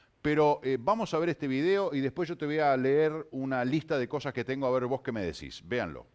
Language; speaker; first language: Spanish; native; Spanish